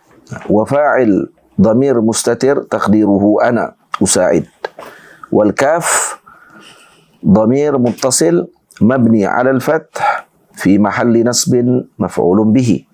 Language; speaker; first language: Arabic; non-native, fluent; Malay